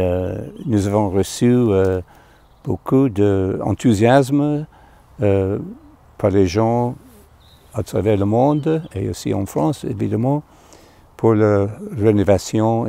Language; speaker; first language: French; non-native, fluent; English